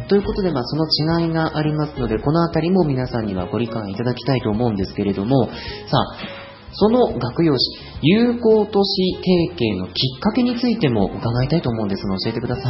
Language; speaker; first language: Japanese; native; Japanese